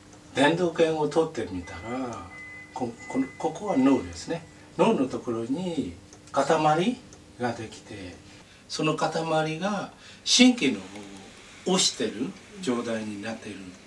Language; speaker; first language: Japanese; non-native, learner; Burmese